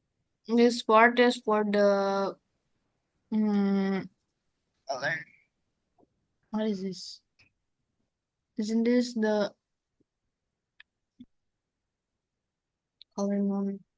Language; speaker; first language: English; non-native, learner; Indonesian